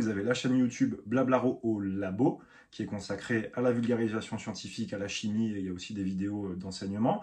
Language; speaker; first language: French; native; French